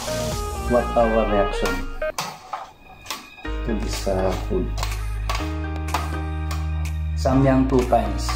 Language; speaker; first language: English; non-native, local second language; Filipino